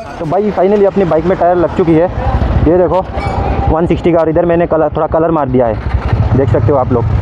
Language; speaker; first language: Hindi; non-native, local second language; Bangla